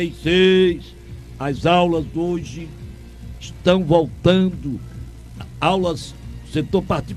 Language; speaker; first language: Portuguese; native; Portuguese